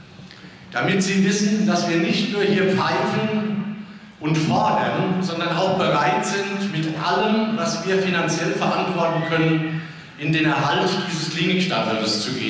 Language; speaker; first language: German; native; German